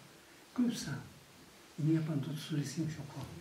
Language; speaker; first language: French; non-native, fluent; Tibetan